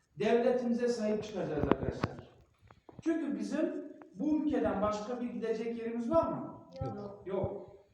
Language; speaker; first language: Turkish; non-native, local second language; Kurdish